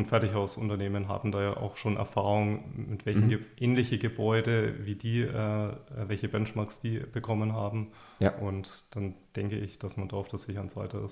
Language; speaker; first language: German; native; German